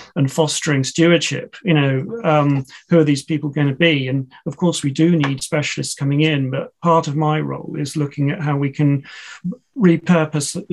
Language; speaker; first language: English; native; English